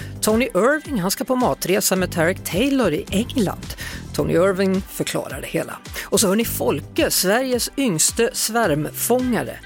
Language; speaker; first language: Swedish; native; Swedish